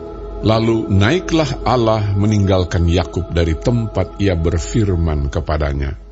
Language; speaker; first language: Indonesian; native; Indonesian